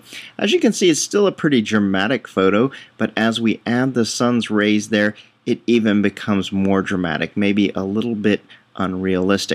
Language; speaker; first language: English; native; English